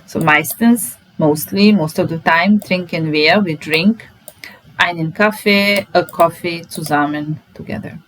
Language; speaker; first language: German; non-native, fluent; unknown